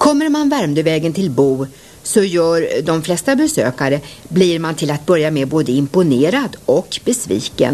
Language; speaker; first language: Swedish; native; Swedish